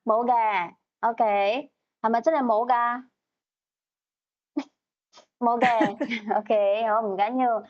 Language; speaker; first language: Cantonese; native; Cantonese